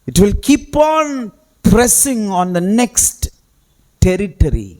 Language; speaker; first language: English; non-native, local second language; Tamil